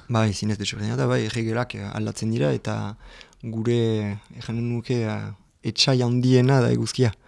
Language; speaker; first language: Basque; non-native, local second language; French